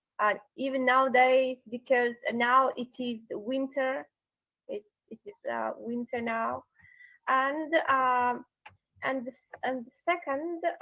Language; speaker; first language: English; non-native, learner; Yakut